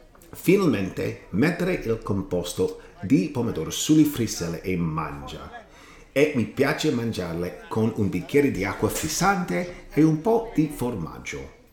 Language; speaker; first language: Italian; non-native, learner; English